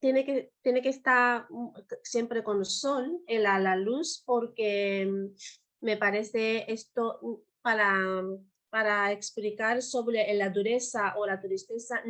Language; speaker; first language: Spanish; non-native, learner; Japanese